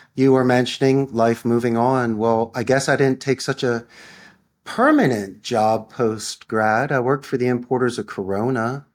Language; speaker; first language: English; native; English